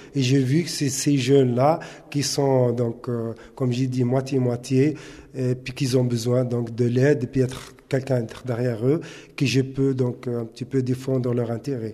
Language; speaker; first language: French; non-native, local second language; Arabic